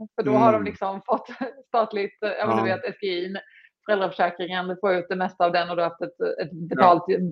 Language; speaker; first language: Swedish; native; Swedish